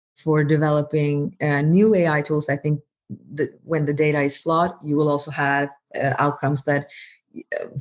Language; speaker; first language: English; non-native, fluent; Norwegian